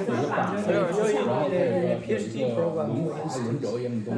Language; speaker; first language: Chinese; native; Chinese